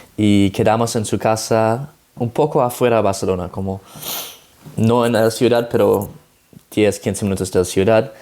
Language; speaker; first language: Spanish; non-native, learner; Dutch